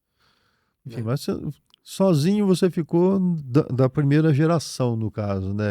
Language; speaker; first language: Portuguese; native; Portuguese